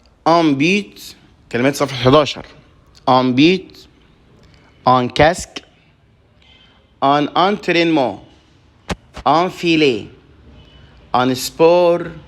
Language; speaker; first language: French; non-native, fluent; Arabic